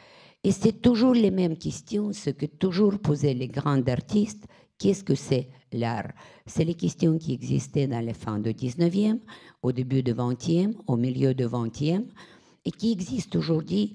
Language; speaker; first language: French; non-native, fluent; Russian